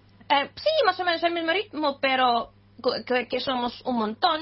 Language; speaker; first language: Spanish; non-native, fluent; Russian